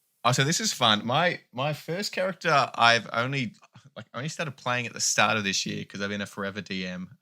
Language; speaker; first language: English; native; English